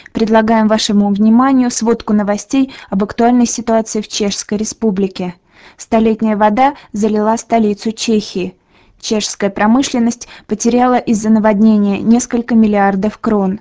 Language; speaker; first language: Russian; native; Russian